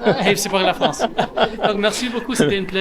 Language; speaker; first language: French; native; French